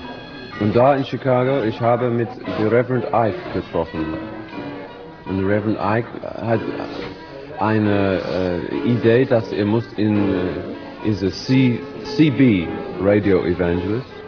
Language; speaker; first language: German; non-native, learner; English